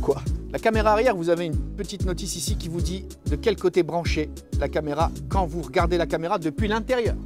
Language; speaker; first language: French; native; French